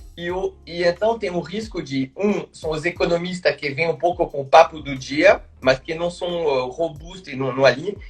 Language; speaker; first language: Portuguese; non-native, fluent; French